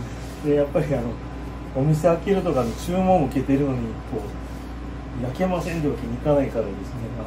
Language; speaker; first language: Japanese; native; Japanese